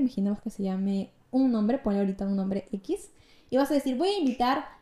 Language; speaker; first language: Spanish; native; Spanish